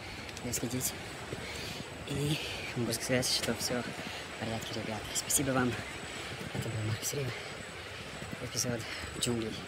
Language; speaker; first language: Russian; non-native, learner; Latvian